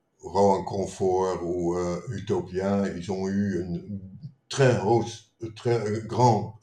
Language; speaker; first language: French; non-native, fluent; Dutch